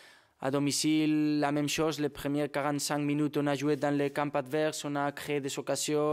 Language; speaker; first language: French; non-native, fluent; Spanish